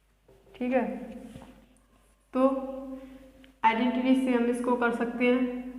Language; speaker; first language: Hindi; native; Hindi